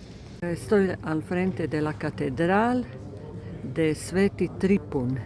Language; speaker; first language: Spanish; non-native, fluent; Croatian